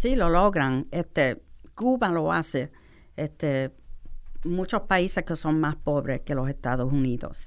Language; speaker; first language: Spanish; non-native, fluent; English